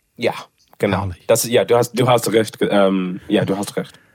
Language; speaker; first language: German; non-native, learner; English